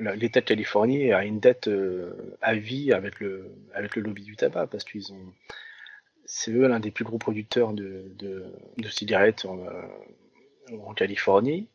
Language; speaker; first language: French; early bilingual, other home language; Vietnamese